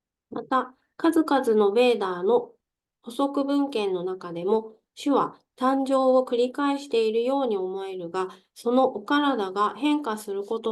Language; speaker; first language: Japanese; native; Japanese